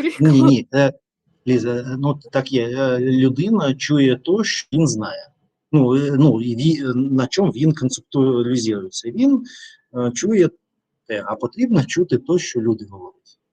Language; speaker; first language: Ukrainian; non-native, learner; Russian